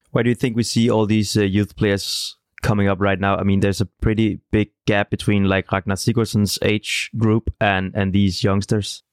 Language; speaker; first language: English; non-native, fluent; Danish